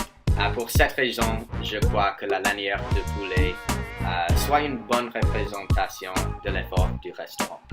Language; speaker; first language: French; non-native, fluent; English